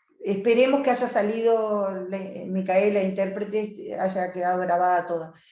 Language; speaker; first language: Spanish; native; Spanish